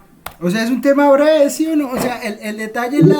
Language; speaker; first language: Spanish; native; Spanish